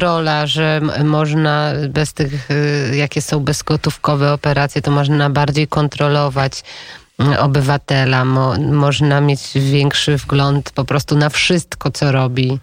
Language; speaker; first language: Polish; native; Polish